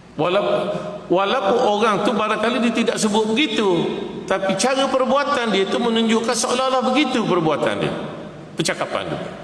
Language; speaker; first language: Malay; native; Malay